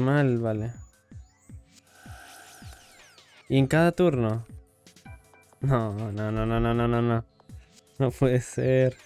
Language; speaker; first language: Spanish; native; Spanish